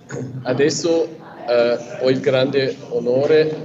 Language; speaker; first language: Italian; non-native, fluent; German